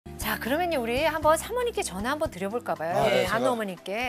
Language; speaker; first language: Korean; native; Korean